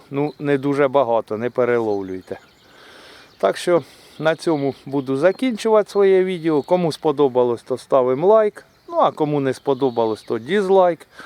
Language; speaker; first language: Ukrainian; native; Ukrainian